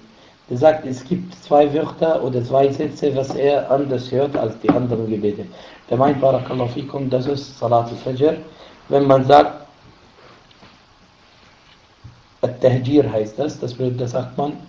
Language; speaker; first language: German; non-native, fluent; Arabic